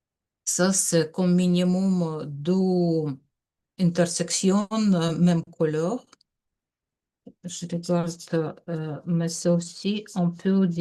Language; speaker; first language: French; non-native, learner; Russian